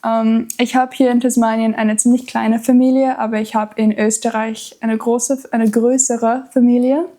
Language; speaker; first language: German; early bilingual, heritage; German